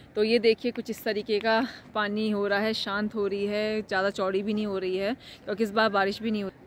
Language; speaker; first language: Hindi; native; Hindi